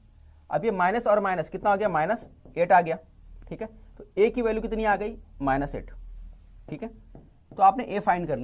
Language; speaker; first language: Hindi; native; Hindi